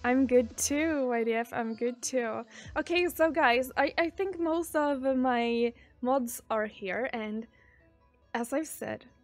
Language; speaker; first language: English; non-native, fluent; Swedish